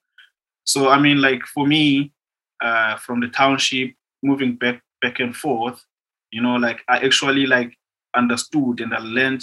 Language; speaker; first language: English; non-native, local second language; Xhosa